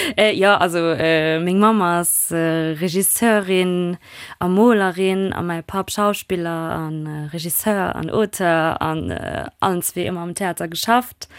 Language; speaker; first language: Luxembourgish; non-native, local second language; German